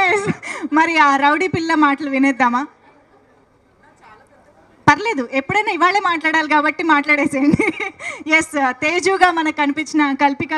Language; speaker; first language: Telugu; native; Telugu